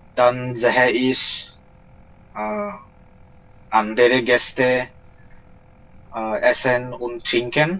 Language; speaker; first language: German; non-native, learner; Bangla